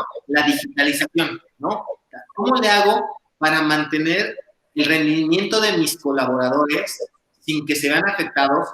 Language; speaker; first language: Spanish; native; Spanish